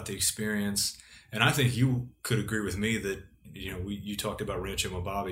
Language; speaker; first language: English; native; English